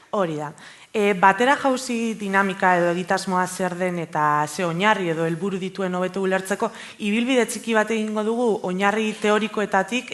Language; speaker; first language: Basque; native; Basque